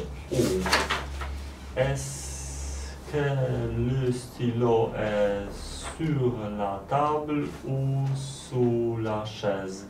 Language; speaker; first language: French; non-native, learner; Polish